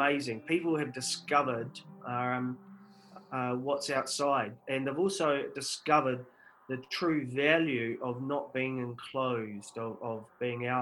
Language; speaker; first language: English; native; English